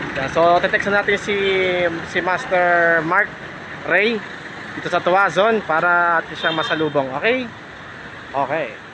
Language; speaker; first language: Filipino; native; Filipino